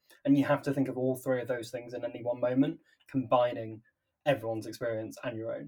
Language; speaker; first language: English; native; English